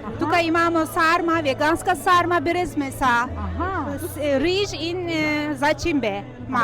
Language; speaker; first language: Slovenian; non-native, learner; Turkish